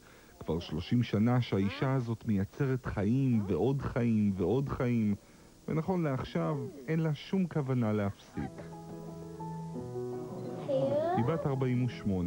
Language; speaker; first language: Hebrew; native; Hebrew